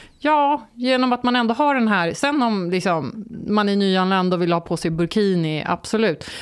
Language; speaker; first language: Swedish; early bilingual, other home language; Turkish